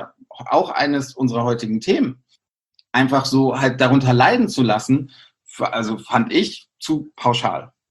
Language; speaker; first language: German; native; German